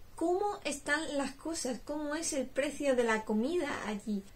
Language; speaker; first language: Spanish; native; Spanish